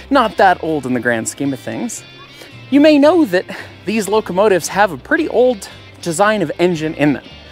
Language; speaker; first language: English; native; English